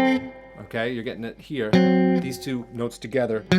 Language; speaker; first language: English; native; English